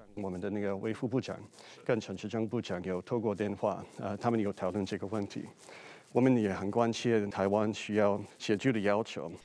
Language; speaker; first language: Chinese; non-native, fluent; English